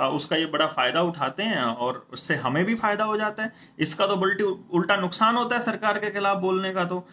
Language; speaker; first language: Hindi; native; Hindi